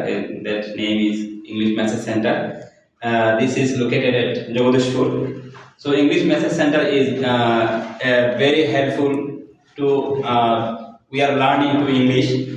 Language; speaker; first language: English; non-native, learner; Bangla